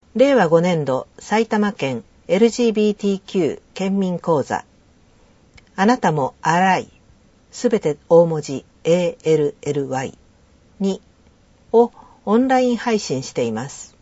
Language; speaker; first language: Japanese; native; Japanese